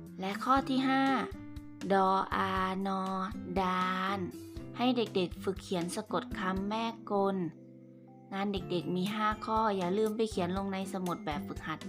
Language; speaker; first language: Thai; native; Thai